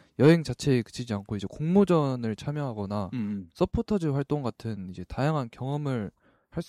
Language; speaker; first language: Korean; native; Korean